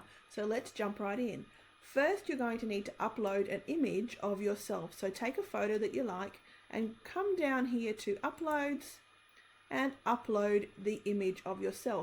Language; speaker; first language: English; native; English